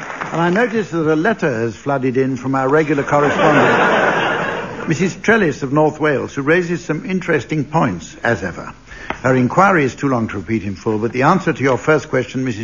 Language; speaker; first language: English; native; English